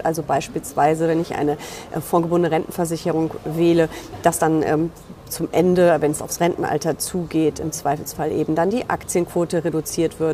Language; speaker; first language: German; native; German